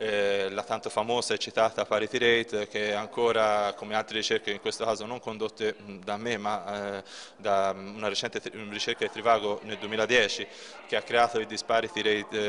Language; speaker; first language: Italian; native; Italian